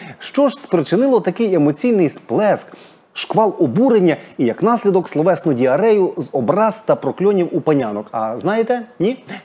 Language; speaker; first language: Ukrainian; native; Ukrainian